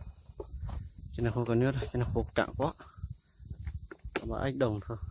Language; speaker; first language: Vietnamese; non-native, local second language; Hmong